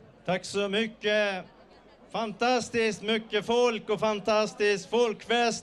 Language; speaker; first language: Swedish; early bilingual, other home language; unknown